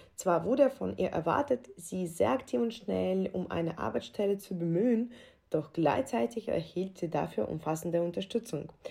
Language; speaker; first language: German; non-native, fluent; Ukrainian